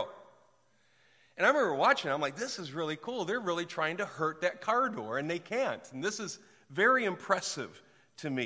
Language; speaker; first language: English; native; English